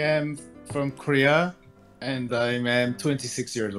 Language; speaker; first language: English; non-native, learner; Korean